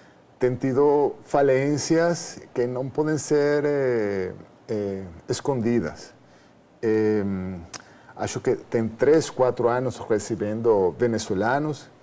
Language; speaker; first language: Portuguese; non-native, fluent; Spanish